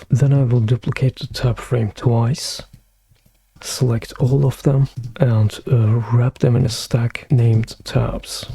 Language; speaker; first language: English; non-native, fluent; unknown